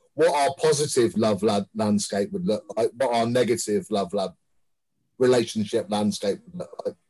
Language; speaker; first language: English; native; English